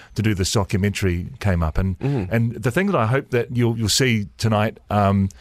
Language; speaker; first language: English; native; English